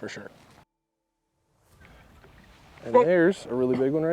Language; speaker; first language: English; native; English